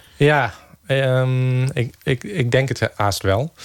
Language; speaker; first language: Dutch; native; Dutch